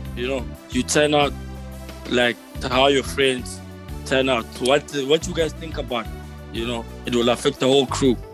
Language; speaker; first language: English; non-native, local second language; Tswana